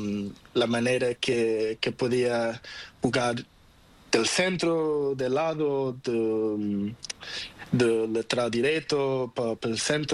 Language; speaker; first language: Spanish; non-native, learner; Portuguese